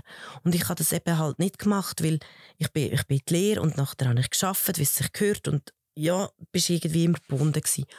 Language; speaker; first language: German; early bilingual, other home language; Spanish